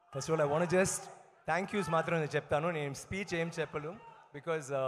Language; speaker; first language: Telugu; non-native, fluent; Tamil